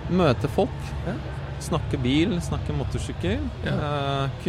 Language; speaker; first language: Norwegian; non-native, fluent; Polish